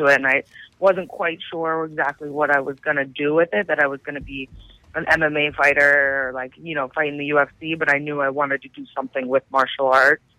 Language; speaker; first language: English; native; English